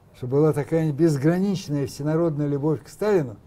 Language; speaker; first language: Russian; native; Russian